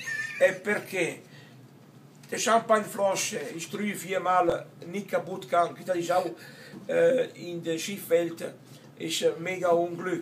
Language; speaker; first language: German; non-native, learner; Italian